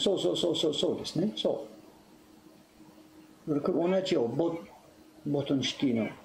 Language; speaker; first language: Japanese; non-native, fluent; English